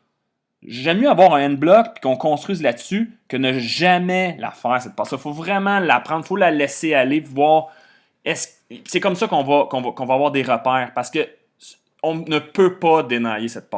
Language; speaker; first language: French; native; French